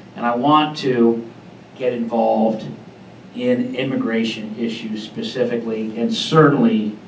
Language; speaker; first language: English; native; English